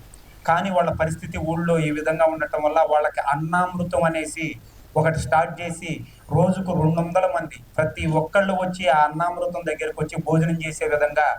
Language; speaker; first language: Telugu; native; Telugu